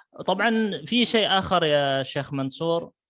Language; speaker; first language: Arabic; non-native, fluent; Indonesian